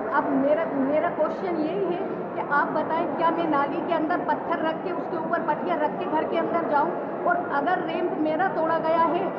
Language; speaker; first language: Hindi; native; Hindi